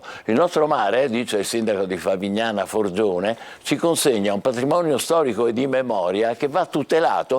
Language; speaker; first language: Italian; native; Italian